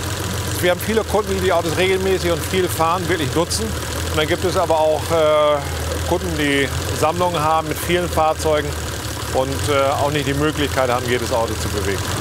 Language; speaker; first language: German; native; German